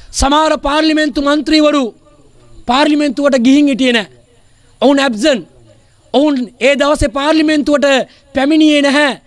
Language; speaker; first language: Sinhala; non-native, local second language; Tamil